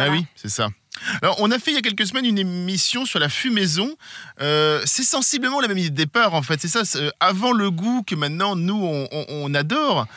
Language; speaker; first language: French; native; French